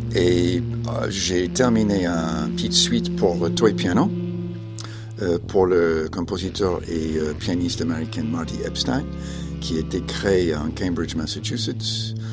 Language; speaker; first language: French; non-native, fluent; English